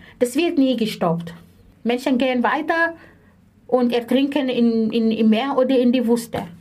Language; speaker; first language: German; non-native, fluent; Arabic